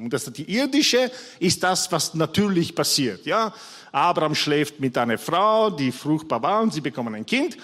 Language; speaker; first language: German; non-native, fluent; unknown